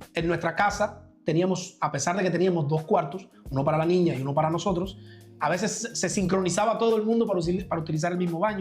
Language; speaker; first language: Spanish; native; Spanish